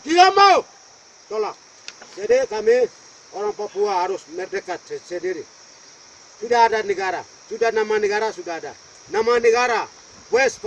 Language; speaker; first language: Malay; non-native, local second language; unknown